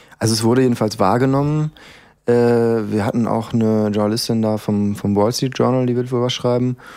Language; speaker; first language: German; native; German